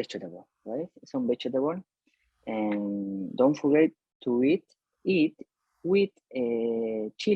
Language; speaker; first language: English; non-native, learner; Spanish